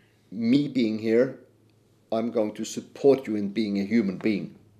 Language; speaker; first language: English; non-native, fluent; Norwegian